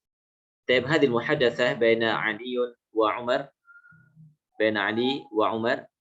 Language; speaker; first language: Arabic; non-native, fluent; Indonesian